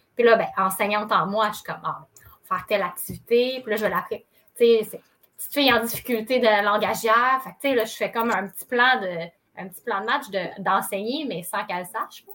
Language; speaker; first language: French; native; French